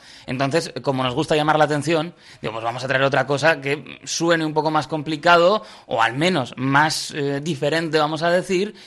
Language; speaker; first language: Spanish; native; Spanish